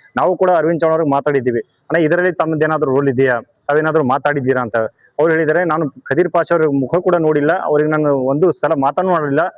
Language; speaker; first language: Kannada; non-native, local second language; Lambadi